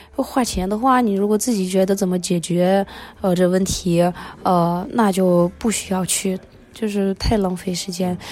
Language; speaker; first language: Chinese; early bilingual, other home language; Russian